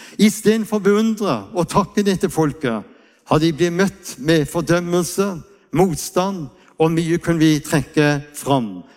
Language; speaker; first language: Norwegian; native; Norwegian